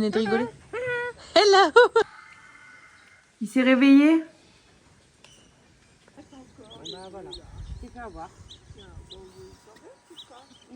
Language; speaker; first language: French; native; French